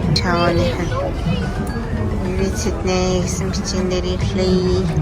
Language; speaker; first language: Korean; non-native, learner; Mongolian